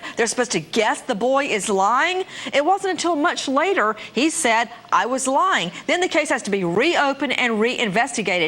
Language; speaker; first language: English; native; English